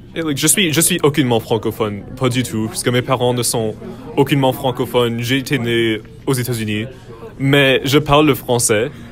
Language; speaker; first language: French; non-native, fluent; English